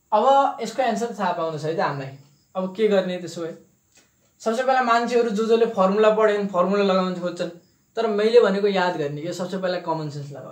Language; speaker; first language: Nepali; native; Nepali